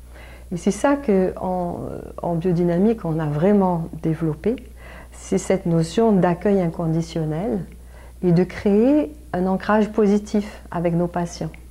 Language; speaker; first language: French; native; French